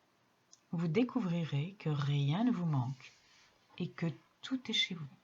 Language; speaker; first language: French; native; French